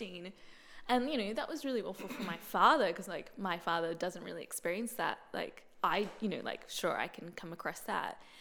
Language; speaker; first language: English; native; English